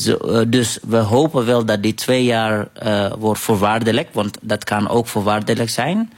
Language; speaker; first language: Dutch; non-native, fluent; Arabic